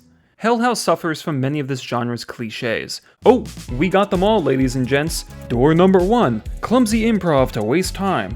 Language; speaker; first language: English; native; English